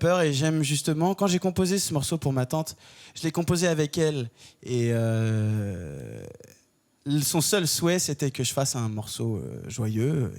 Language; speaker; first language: French; native; French